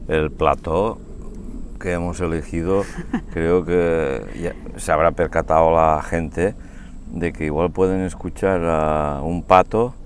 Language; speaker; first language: Spanish; non-native, local second language; Catalan